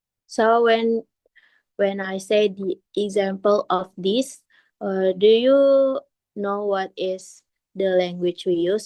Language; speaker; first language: English; non-native, learner; Indonesian